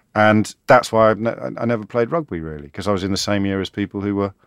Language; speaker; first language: English; native; English